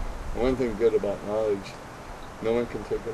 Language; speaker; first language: English; native; English